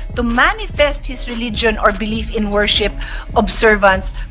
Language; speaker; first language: English; non-native, local second language; Filipino